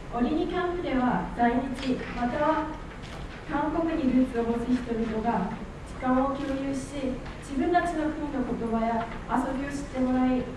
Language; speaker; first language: Japanese; non-native, fluent; Korean